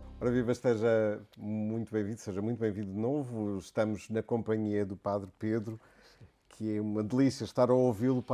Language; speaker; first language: Portuguese; native; Portuguese